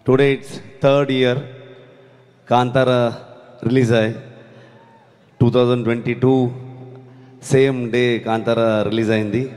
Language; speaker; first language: Telugu; non-native, learner; Kannada